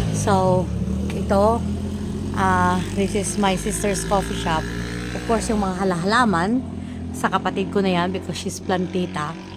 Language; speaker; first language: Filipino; non-native, local second language; Iloko